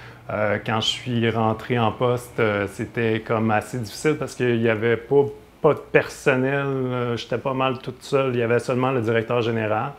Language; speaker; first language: French; native; French